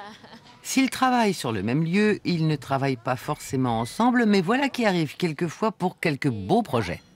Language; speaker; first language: French; native; French